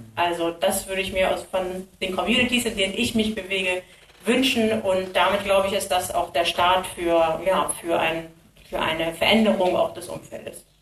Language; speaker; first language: German; early bilingual, other home language; Kurdish